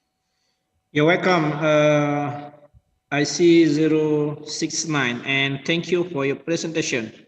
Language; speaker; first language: English; non-native, learner; Indonesian